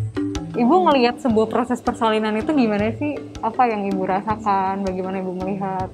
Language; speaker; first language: Indonesian; native; Indonesian